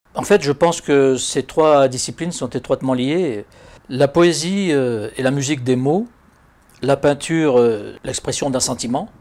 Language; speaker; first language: French; native; French